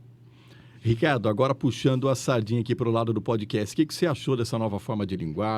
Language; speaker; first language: Portuguese; native; Portuguese